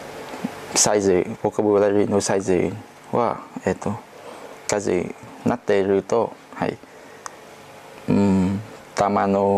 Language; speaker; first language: Japanese; non-native, learner; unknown